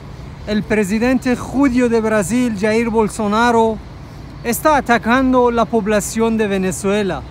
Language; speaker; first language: Spanish; non-native, fluent; Portuguese